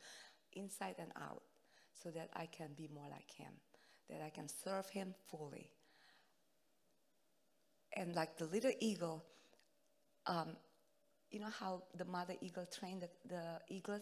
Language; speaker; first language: English; non-native, fluent; Indonesian